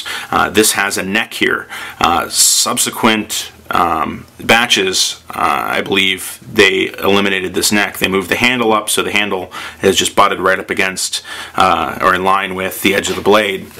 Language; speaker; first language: English; native; English